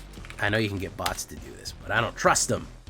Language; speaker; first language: English; native; English